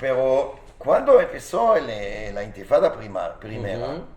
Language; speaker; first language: Spanish; non-native, fluent; Hebrew